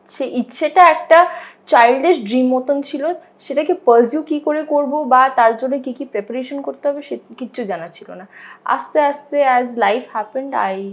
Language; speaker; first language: Bangla; non-native, local second language; Hindi